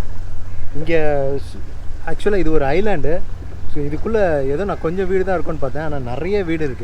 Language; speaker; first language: Tamil; native; Tamil